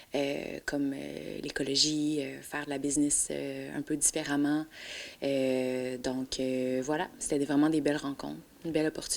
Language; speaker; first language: French; native; French